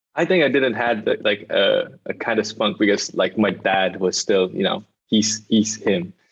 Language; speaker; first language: English; non-native, local second language; Filipino